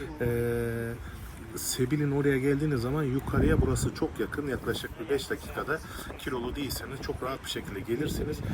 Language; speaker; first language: Turkish; native; Turkish